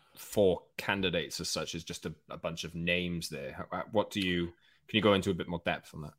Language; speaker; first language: English; native; English